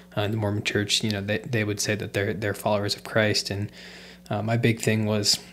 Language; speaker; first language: English; native; English